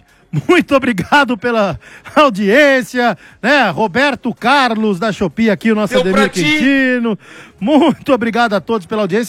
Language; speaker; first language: Portuguese; native; Portuguese